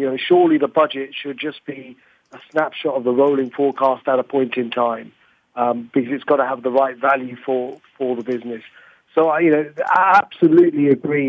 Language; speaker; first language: English; native; English